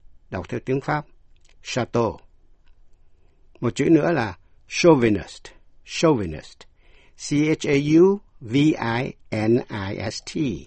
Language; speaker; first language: Vietnamese; native; Vietnamese